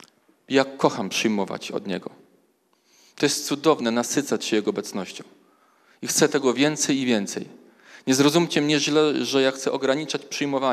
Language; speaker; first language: Polish; native; Polish